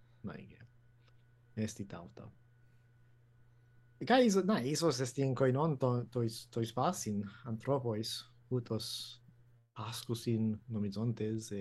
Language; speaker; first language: Greek; non-native, fluent; English